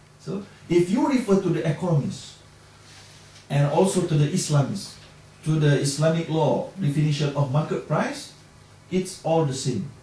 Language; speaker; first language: English; non-native, local second language; Malay